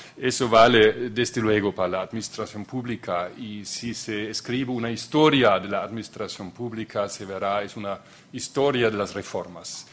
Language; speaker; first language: Spanish; non-native, fluent; German